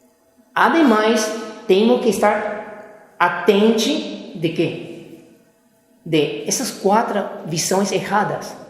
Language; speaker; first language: Portuguese; non-native, fluent; Spanish